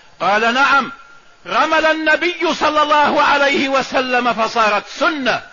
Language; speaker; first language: Arabic; native; Arabic